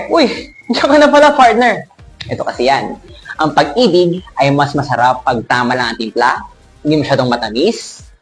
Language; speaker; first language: Filipino; non-native, local second language; Iloko